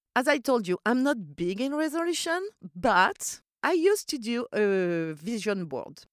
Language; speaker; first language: English; non-native, fluent; French